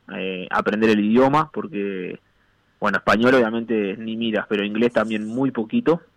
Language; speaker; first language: Spanish; native; Spanish